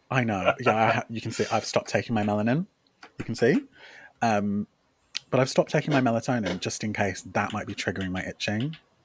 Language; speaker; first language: English; native; English